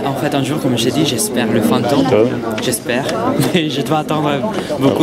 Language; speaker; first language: French; non-native, fluent; Italian